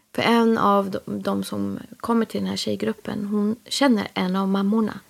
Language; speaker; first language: Swedish; native; Swedish